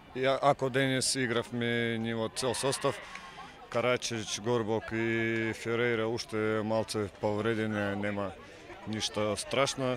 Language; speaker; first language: Macedonian; non-native, fluent; Russian